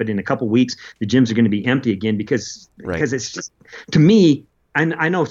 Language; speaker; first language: English; native; English